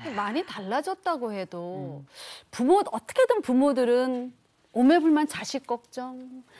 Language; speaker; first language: Korean; native; Korean